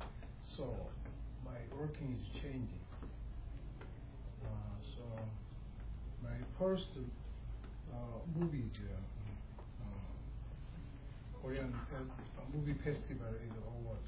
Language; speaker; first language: English; non-native, learner; Korean